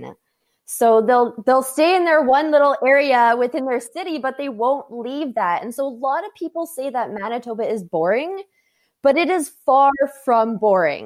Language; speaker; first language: English; native; English